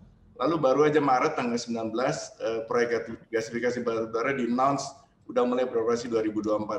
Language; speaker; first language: Indonesian; native; Indonesian